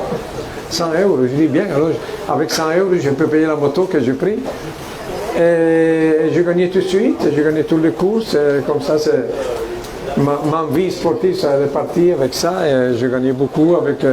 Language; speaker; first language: French; non-native, fluent; Italian